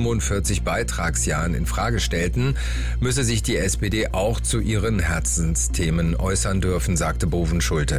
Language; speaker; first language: German; native; German